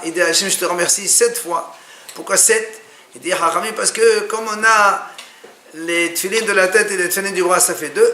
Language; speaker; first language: French; native; French